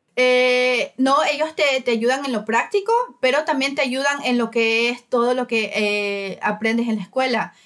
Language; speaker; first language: Spanish; native; Spanish